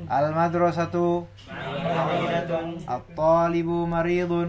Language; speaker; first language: Arabic; non-native, fluent; Indonesian